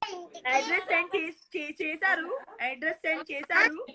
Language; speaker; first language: Telugu; non-native, local second language; Gujarati